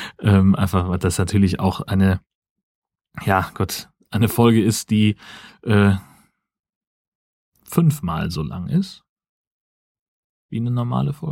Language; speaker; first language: German; native; German